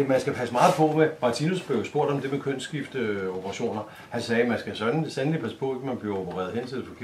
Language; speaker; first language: Danish; native; Danish